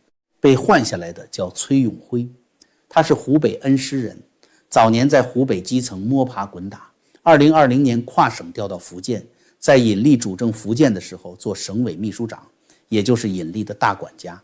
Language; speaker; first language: Chinese; native; Chinese